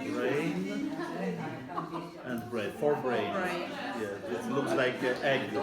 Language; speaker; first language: English; non-native, learner; Polish